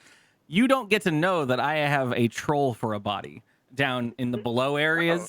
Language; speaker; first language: English; native; English